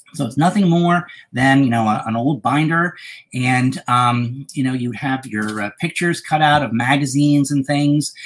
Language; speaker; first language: English; native; English